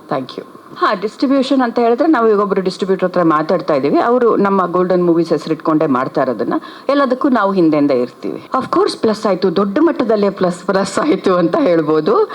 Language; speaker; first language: Kannada; native; Kannada